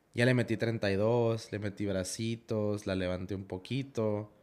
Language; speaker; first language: Spanish; native; Spanish